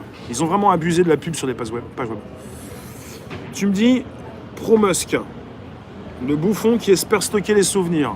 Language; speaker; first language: French; native; French